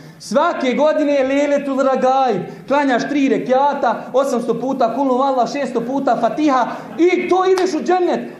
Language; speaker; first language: Bosnian; native; Bosnian